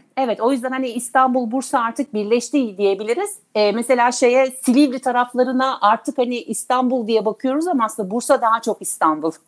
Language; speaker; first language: Turkish; native; Turkish